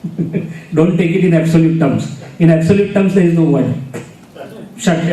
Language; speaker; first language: English; non-native, local second language; Gujarati